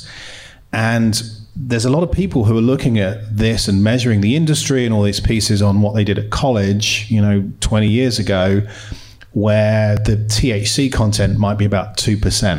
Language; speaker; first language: English; native; English